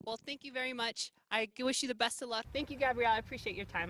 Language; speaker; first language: English; native; English